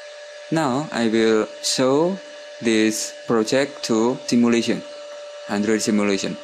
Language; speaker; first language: English; non-native, learner; Indonesian